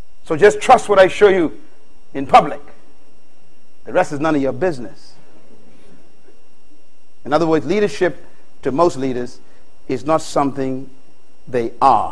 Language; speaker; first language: English; native; English